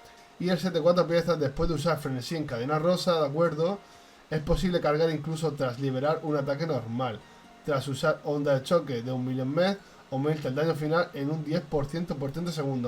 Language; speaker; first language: Spanish; native; Spanish